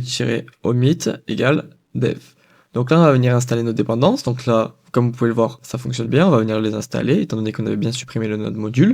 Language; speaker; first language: French; native; French